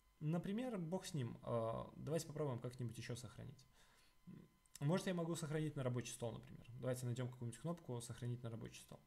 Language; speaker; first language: Russian; native; Russian